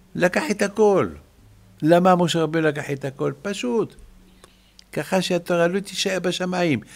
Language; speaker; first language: Hebrew; non-native, fluent; French